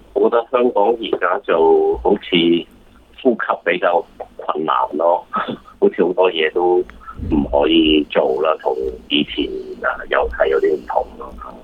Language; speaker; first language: Cantonese; early bilingual, heritage; Cantonese